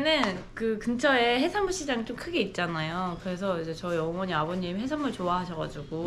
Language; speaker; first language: Korean; native; Korean